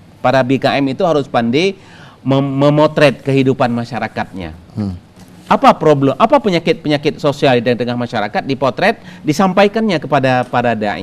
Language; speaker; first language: Indonesian; native; Indonesian